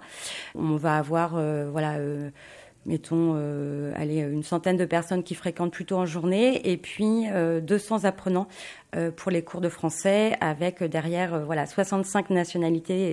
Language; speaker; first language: French; native; French